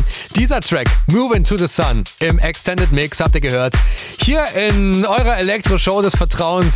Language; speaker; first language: German; native; German